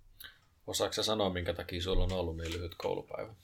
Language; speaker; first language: Finnish; native; Finnish